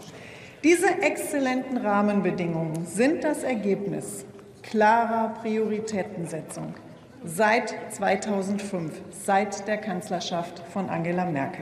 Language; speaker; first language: German; native; German